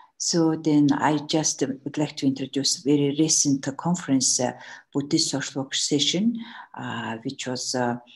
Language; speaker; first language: English; non-native, learner; Mongolian